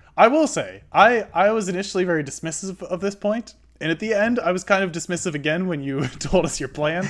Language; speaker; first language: English; native; English